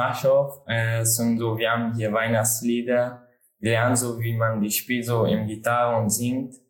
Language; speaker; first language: German; non-native, learner; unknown